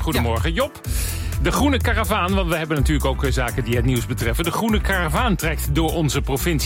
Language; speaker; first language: Dutch; native; Dutch